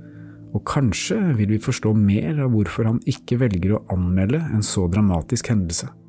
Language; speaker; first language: Norwegian; native; Norwegian